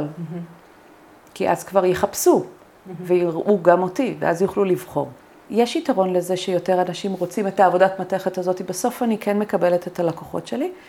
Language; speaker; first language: Hebrew; native; Hebrew